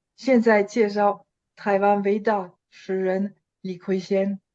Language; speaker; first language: Chinese; non-native, fluent; French